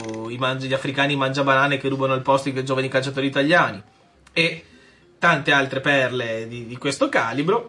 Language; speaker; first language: Italian; native; Italian